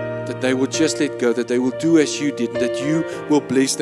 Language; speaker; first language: English; non-native, local second language; Afrikaans